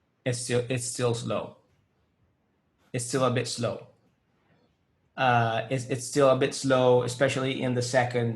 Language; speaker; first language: English; non-native, fluent; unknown